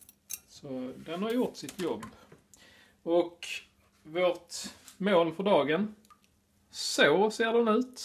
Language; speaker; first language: Swedish; native; Swedish